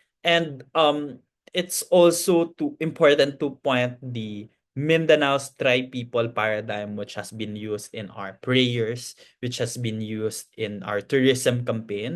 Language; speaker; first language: English; non-native, local second language; Cebuano